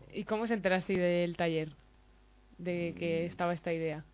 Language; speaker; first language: Spanish; native; Spanish